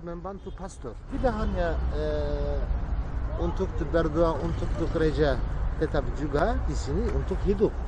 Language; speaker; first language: Indonesian; non-native, learner; Turkish